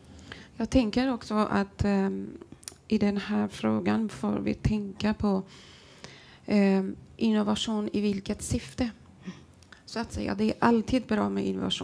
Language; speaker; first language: Swedish; non-native, fluent; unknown